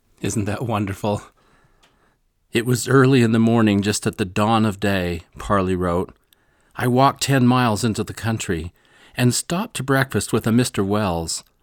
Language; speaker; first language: English; native; English